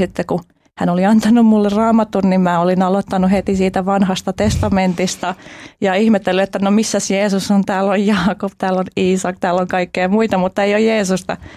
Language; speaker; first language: Finnish; early bilingual, other home language; Albanian